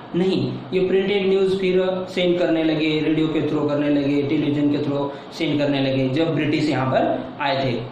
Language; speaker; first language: Hindi; non-native, local second language; Marathi